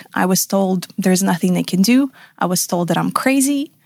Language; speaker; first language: English; non-native, fluent; Russian